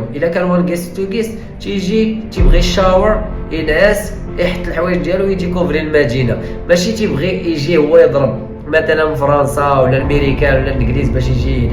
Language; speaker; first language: Arabic; native; Arabic